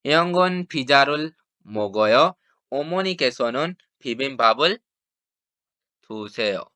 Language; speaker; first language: Korean; non-native, fluent; Urdu